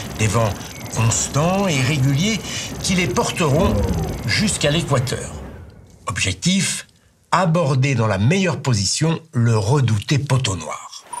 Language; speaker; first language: French; native; French